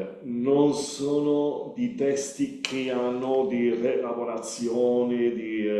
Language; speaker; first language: Italian; non-native, learner; Spanish